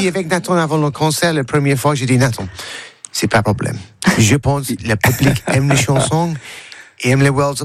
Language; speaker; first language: French; non-native, learner; English